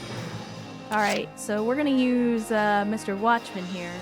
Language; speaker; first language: English; native; English